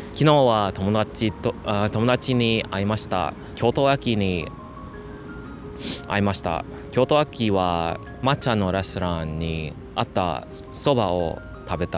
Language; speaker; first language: Japanese; non-native, learner; English